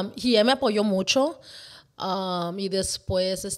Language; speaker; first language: Spanish; early bilingual, heritage; Spanish